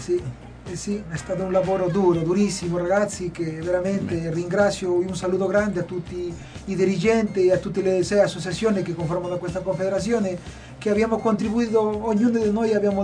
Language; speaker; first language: Italian; non-native, fluent; Spanish